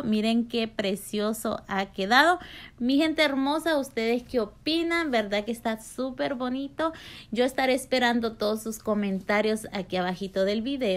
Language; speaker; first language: Spanish; native; Spanish